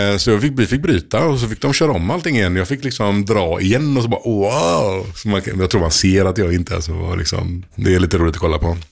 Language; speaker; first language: Swedish; early bilingual, other home language; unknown